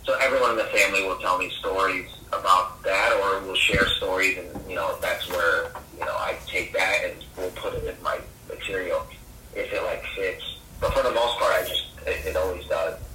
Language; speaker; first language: English; native; English